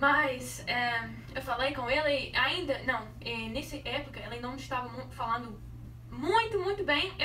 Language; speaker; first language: Portuguese; non-native, learner; English